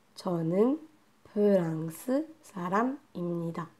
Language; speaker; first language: Korean; non-native, learner; French